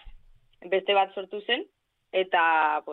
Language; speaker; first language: Basque; non-native, local second language; Spanish